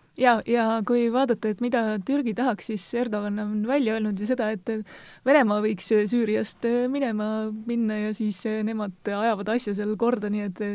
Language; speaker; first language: Estonian; native; Estonian